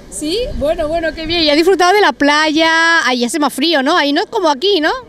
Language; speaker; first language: Spanish; native; Spanish